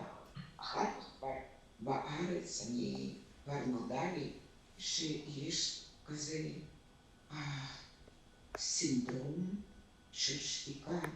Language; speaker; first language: Hebrew; non-native, fluent; Russian